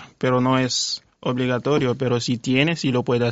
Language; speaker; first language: Spanish; non-native, fluent; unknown